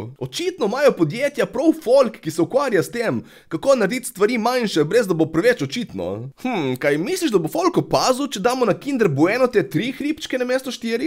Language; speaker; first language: Slovenian; native; Slovenian